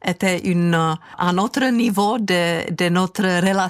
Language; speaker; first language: French; non-native, fluent; Czech